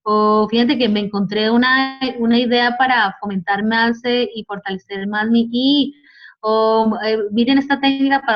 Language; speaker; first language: Spanish; native; Spanish